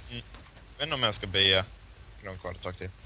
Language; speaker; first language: Swedish; native; Swedish